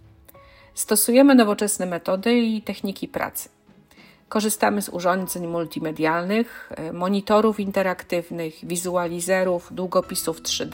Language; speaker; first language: Polish; native; Polish